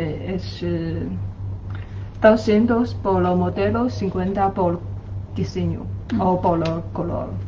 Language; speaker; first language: Spanish; non-native, learner; Chinese